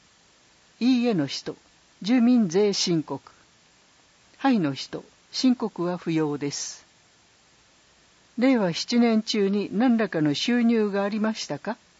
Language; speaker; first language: Japanese; native; Japanese